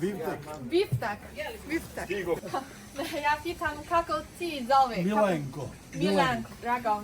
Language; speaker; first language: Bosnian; non-native, learner; Chinese